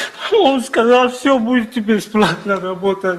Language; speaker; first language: Russian; non-native, learner; Tajik